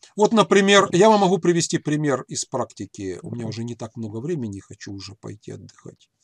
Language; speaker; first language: Russian; native; Russian